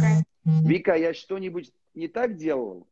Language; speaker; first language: Russian; non-native, learner; Armenian